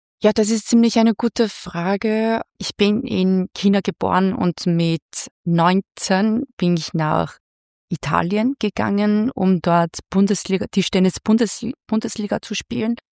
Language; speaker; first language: German; non-native, fluent; Chinese